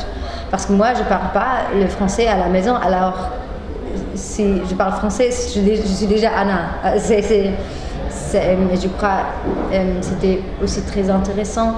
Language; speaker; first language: French; non-native, fluent; German